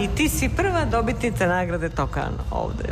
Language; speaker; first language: Serbian; native; Serbian